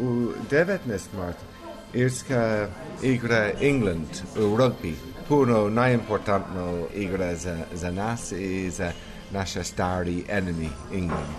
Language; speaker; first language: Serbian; non-native, learner; English